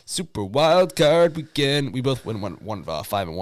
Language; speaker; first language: English; native; English